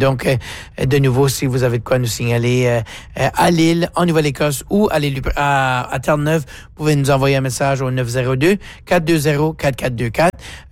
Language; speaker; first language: French; native; French